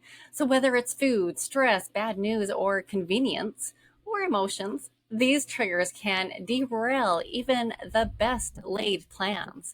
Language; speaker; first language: English; native; English